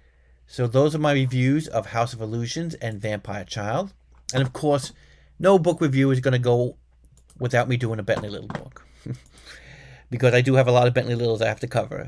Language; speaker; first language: English; native; English